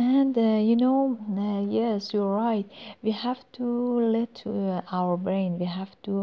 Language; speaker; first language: English; non-native, learner; Persian